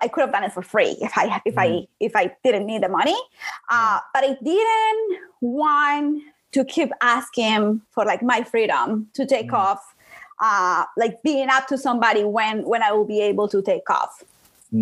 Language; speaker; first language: English; non-native, fluent; Spanish